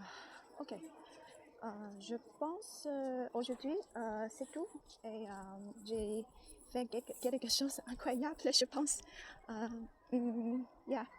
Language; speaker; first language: French; non-native, learner; Chinese